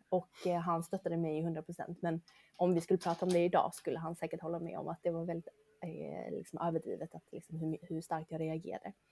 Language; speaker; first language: Swedish; early bilingual, other home language; Chinese